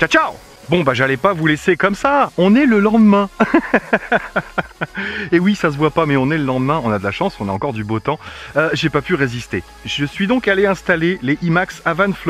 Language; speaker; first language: French; native; French